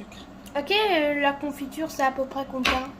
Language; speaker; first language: French; native; French